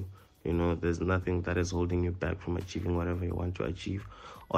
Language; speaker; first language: English; non-native, local second language; Tsonga